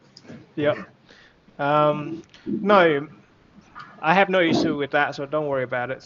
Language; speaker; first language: English; non-native, fluent; Vietnamese